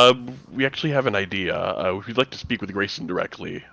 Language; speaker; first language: English; native; English